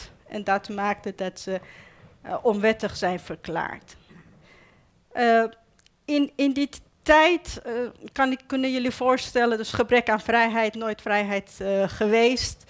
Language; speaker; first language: Dutch; non-native, fluent; Persian